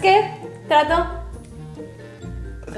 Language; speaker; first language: Spanish; native; Spanish